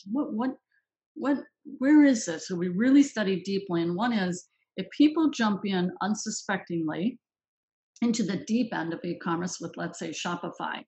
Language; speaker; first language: English; native; English